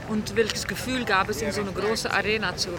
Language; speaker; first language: German; non-native, fluent; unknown